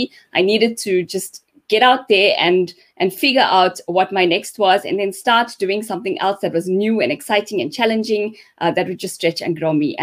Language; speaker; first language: English; native; English